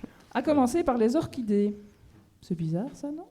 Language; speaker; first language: French; native; French